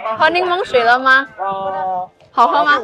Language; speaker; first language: Chinese; non-native, local second language; Indonesian